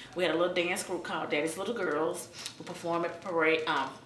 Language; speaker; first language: English; native; English